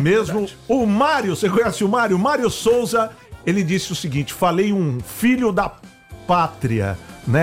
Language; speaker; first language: Portuguese; native; Portuguese